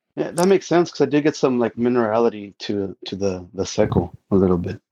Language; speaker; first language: English; early bilingual, other home language; Spanish